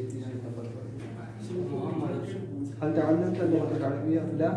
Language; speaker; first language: Arabic; non-native, fluent; Urdu